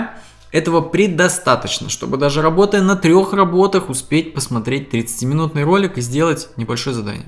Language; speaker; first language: Russian; native; Russian